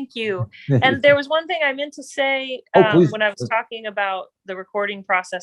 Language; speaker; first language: English; native; English